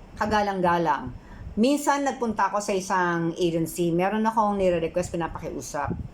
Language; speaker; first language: Filipino; native; Filipino